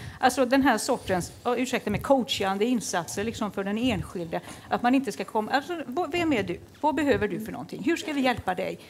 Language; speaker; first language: Swedish; native; Swedish